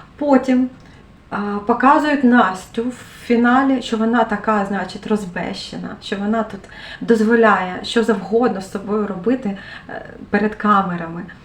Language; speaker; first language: Ukrainian; native; Ukrainian